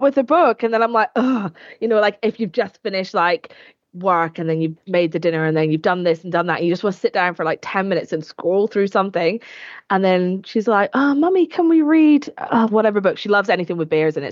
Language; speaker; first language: English; native; English